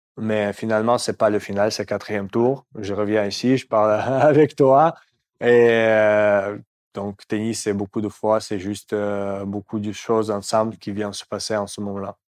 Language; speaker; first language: French; non-native, fluent; Russian